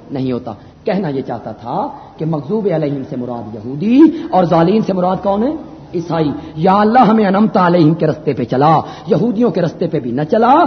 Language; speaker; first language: Urdu; non-native, local second language; Punjabi